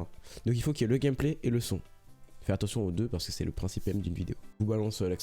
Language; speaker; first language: French; native; French